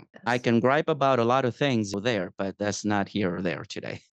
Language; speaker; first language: English; non-native, fluent; Spanish